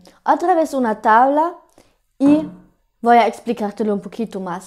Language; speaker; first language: Spanish; non-native, fluent; German